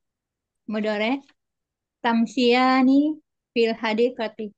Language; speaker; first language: Arabic; non-native, learner; Indonesian